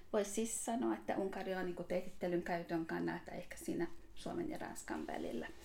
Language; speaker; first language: Finnish; non-native, fluent; Hungarian